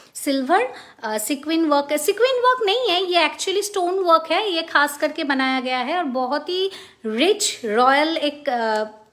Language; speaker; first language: Hindi; non-native, local second language; Bangla